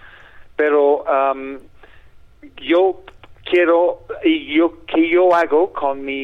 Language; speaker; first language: Spanish; non-native, fluent; English